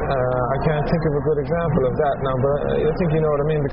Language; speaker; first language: English; native; English